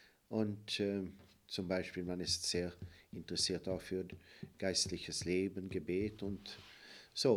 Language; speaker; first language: German; non-native, fluent; Swedish